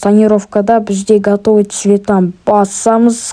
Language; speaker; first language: Russian; non-native, local second language; Kazakh